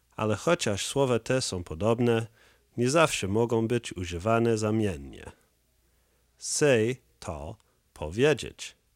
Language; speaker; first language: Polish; native; Polish